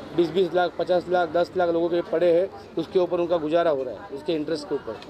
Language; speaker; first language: Hindi; non-native, local second language; Marathi